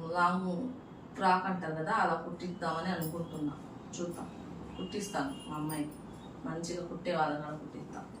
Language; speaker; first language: Telugu; non-native, local second language; Urdu